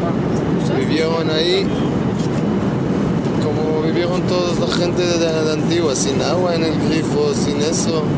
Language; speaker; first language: Spanish; early bilingual, heritage; Hebrew